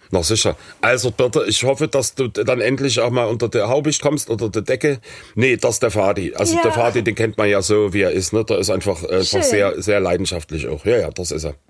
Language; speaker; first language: German; non-native, fluent; English